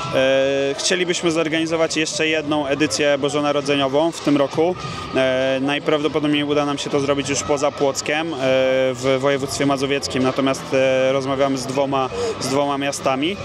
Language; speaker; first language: Polish; native; Polish